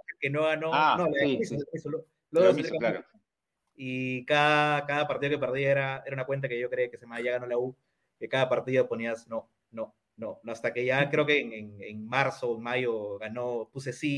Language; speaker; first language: Spanish; native; Spanish